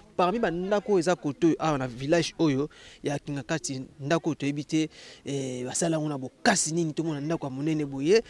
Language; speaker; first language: Lingala; native; Lingala